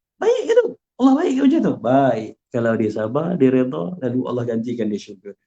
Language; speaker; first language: Malay; native; Malay